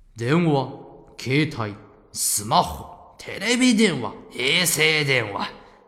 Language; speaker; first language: Japanese; non-native, fluent; Chinese